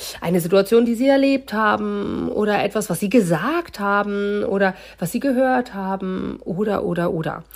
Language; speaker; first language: German; native; German